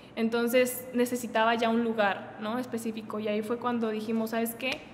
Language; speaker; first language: Spanish; native; Spanish